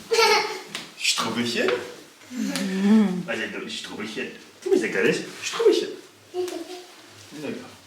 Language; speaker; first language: German; native; German